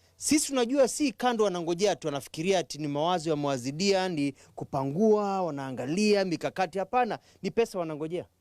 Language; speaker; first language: Swahili; non-native, local second language; Kamba